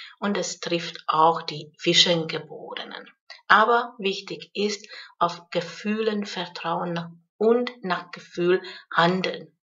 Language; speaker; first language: German; non-native, fluent; Hungarian